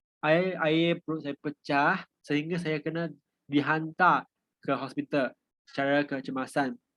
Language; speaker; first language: Malay; non-native, local second language; Chinese